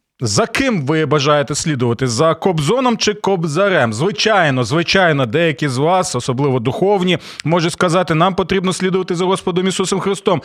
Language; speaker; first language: Ukrainian; non-native, local second language; Russian